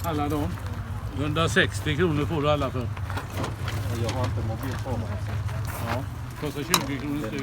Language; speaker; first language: Swedish; non-native, learner; Thai